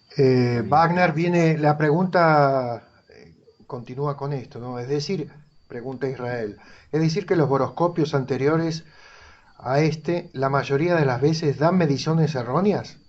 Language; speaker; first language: Spanish; native; Spanish